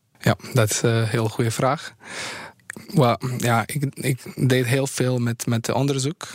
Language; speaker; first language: Dutch; non-native, fluent; Bosnian